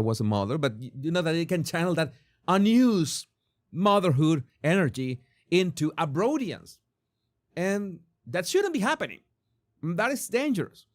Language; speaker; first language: English; non-native, fluent; Spanish